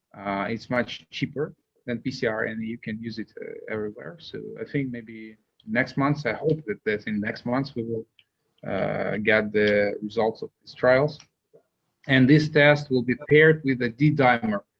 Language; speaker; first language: English; non-native, fluent; Russian